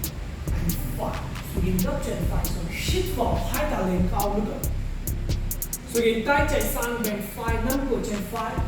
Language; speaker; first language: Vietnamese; non-native, learner; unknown